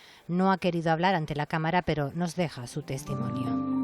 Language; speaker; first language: Spanish; native; Spanish